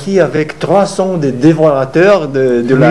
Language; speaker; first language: French; non-native, fluent; Romanian